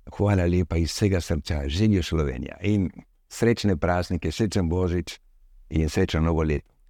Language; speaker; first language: Slovenian; early bilingual, heritage; Slovenian